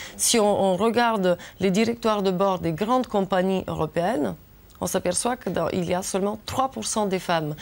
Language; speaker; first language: French; non-native, fluent; Bulgarian